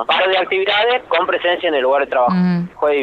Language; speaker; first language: Spanish; native; Spanish